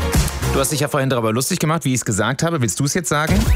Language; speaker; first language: German; native; German